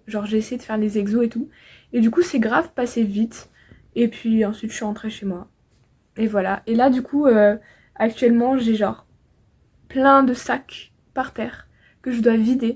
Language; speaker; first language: French; native; French